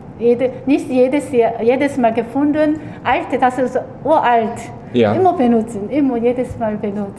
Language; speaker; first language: German; non-native, learner; Korean